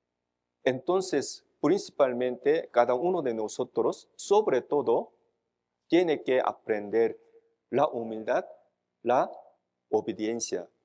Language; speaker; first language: Spanish; non-native, fluent; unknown